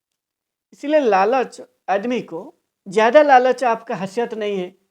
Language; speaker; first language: Hindi; non-native, local second language; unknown